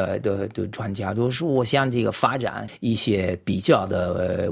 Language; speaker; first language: Chinese; non-native, fluent; French